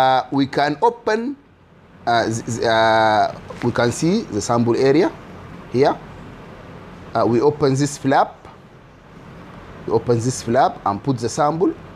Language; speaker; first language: English; non-native, fluent; Arabic